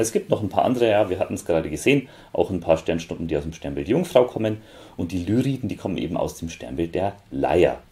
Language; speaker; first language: German; native; German